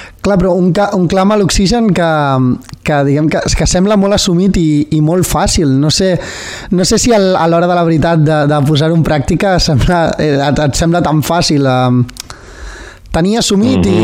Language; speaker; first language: Catalan; native; Catalan